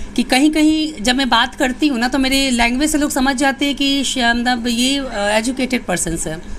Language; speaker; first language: Hindi; native; Hindi